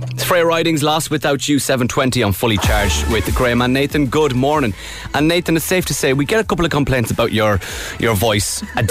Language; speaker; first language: English; native; English